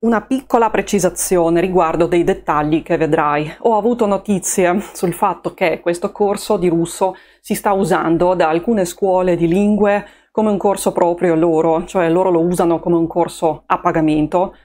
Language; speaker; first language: Italian; non-native, fluent; Russian